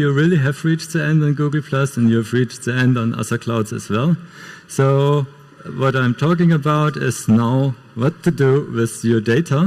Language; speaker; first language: English; non-native, fluent; German